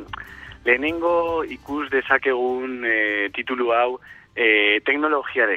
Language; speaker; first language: Basque; non-native, learner; Spanish